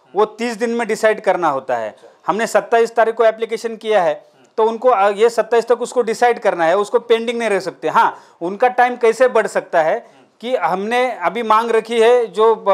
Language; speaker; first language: Hindi; non-native, local second language; Marathi